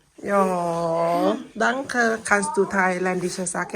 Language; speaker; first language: German; non-native, learner; Thai